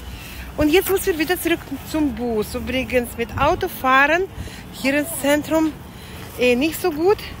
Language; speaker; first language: German; non-native, fluent; Latvian